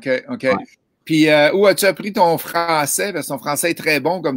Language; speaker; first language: French; native; French